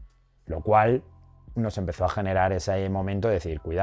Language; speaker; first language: Spanish; native; Spanish